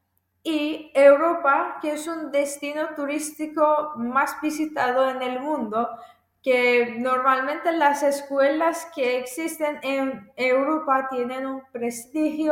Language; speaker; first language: Spanish; non-native, fluent; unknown